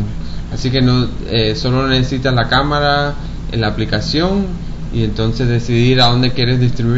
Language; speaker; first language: Spanish; early bilingual, heritage; Spanish